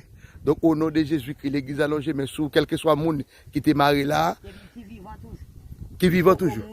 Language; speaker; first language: Haitian Creole; native; Haitian Creole